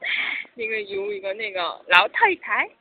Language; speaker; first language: Chinese; non-native, learner; Korean